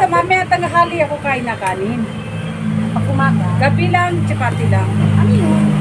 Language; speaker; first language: Filipino; non-native, learner; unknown